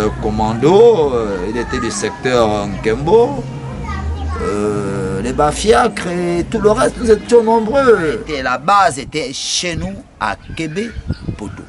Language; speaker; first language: French; non-native, local second language; Fang